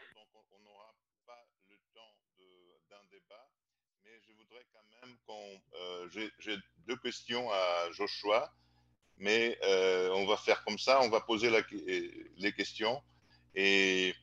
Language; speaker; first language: French; non-native, fluent; Portuguese